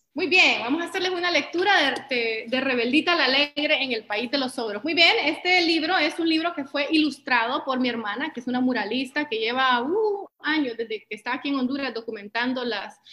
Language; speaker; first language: Spanish; native; Spanish